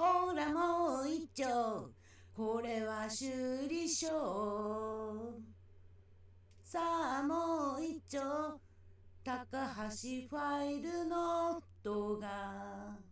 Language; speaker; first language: Japanese; native; Japanese